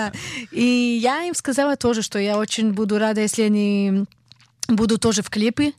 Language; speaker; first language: Russian; early bilingual, heritage; Russian